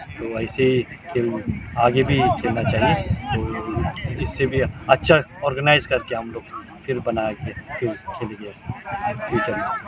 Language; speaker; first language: Hindi; non-native, fluent; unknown